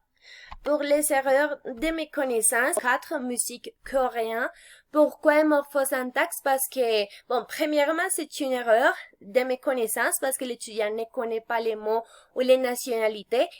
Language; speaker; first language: French; non-native, fluent; Spanish